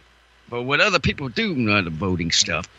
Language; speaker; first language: English; non-native, fluent; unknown